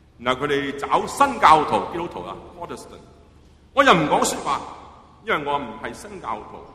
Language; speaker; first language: Chinese; non-native, local second language; Cantonese